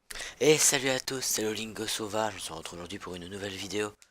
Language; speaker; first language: French; native; French